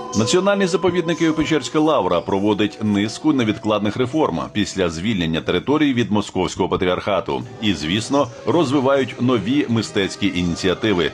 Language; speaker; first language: Ukrainian; native; Ukrainian